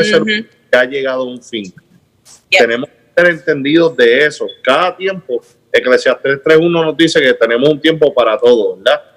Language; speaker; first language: Spanish; early bilingual, heritage; Spanish